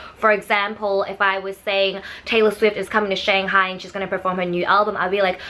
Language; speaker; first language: English; early bilingual, other home language; Chinese